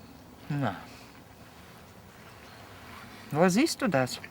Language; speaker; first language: German; non-native, learner; Polish